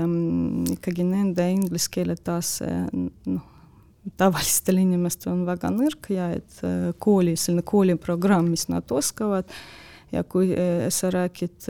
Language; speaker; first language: Estonian; non-native, local second language; Russian